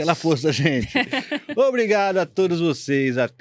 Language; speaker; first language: Portuguese; native; Portuguese